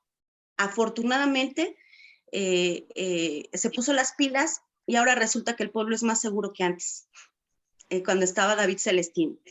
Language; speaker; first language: Spanish; native; Spanish